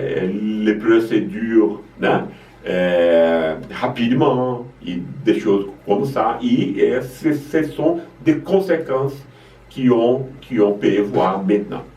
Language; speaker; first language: French; non-native, fluent; Portuguese